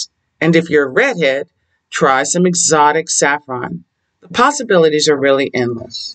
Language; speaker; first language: English; native; English